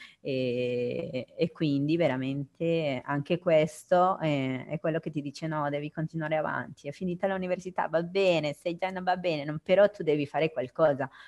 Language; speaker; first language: Italian; non-native, fluent; Spanish